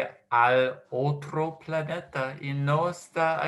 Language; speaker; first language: Spanish; non-native, learner; English